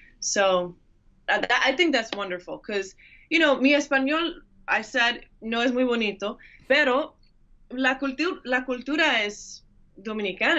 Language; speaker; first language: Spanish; early bilingual, heritage; English